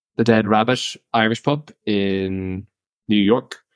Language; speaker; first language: English; native; English